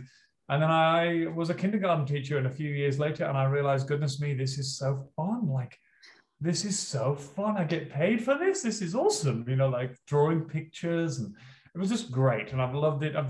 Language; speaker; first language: English; native; English